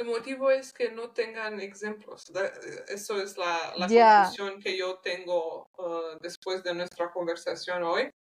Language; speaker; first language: Spanish; non-native, learner; English